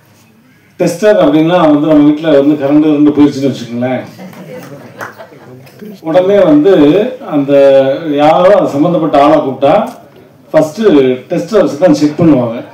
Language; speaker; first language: Tamil; native; Tamil